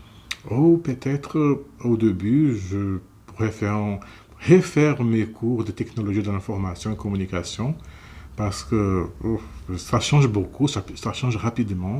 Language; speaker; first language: French; non-native, fluent; Portuguese